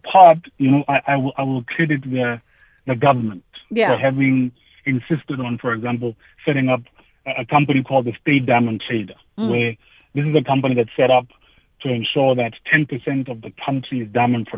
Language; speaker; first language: English; non-native, local second language; Tswana